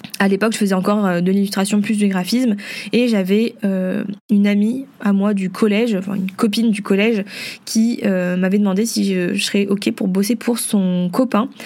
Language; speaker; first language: French; early bilingual, other home language; Vietnamese